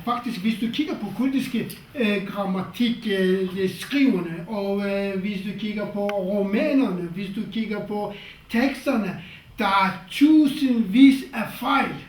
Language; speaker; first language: Danish; non-native, fluent; Kurdish